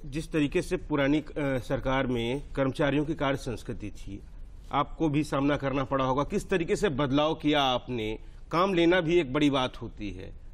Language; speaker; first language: Hindi; native; Hindi